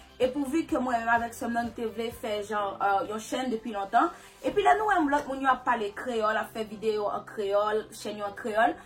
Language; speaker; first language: Haitian Creole; early bilingual, heritage; Haitian Creole